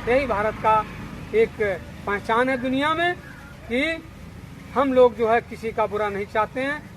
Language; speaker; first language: Hindi; native; Hindi